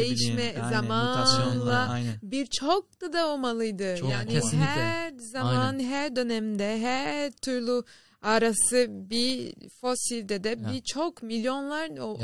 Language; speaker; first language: Turkish; non-native, learner; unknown